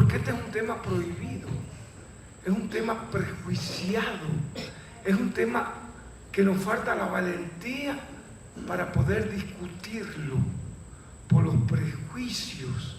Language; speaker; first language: Spanish; native; Spanish